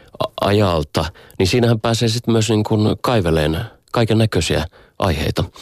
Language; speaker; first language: Finnish; native; Finnish